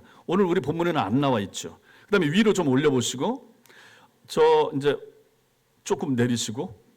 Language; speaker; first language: Korean; native; Korean